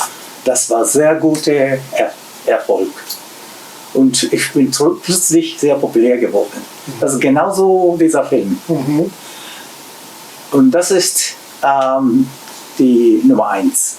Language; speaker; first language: German; non-native, learner; Japanese